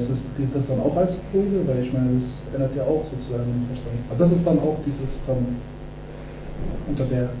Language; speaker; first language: German; native; German